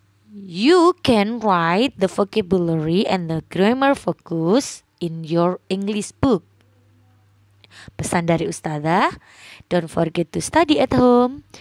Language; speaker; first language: English; non-native, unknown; Indonesian